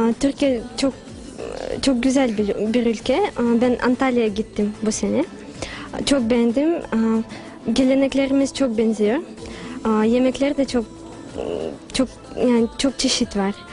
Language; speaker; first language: Turkish; non-native, fluent; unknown